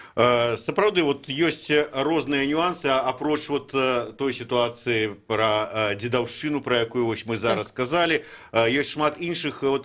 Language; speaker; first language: Belarusian; native; Belarusian